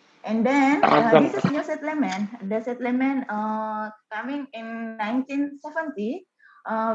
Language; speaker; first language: English; non-native, learner; Indonesian